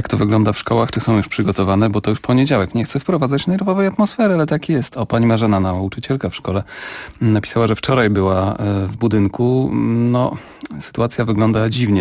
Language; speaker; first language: Polish; native; Polish